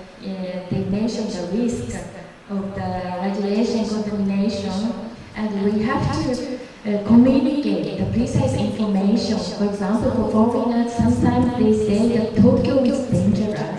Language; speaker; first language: English; non-native, learner; Japanese